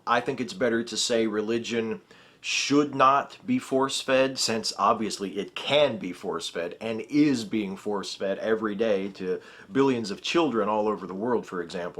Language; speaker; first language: English; native; English